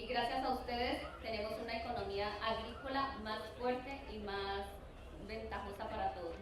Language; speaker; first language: Spanish; native; Spanish